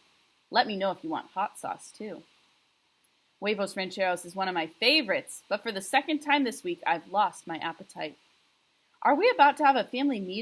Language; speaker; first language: English; native; English